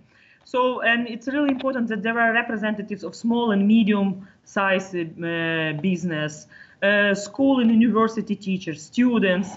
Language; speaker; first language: English; non-native, fluent; Ukrainian